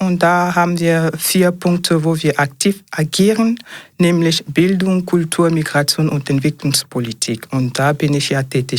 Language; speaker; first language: German; non-native, fluent; French